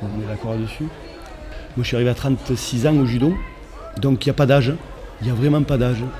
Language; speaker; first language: French; native; French